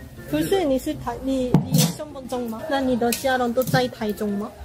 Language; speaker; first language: Chinese; non-native, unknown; Korean